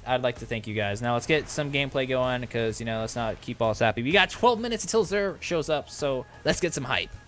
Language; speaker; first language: English; native; English